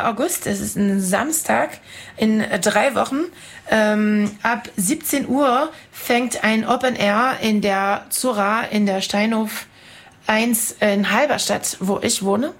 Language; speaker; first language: German; non-native, fluent; French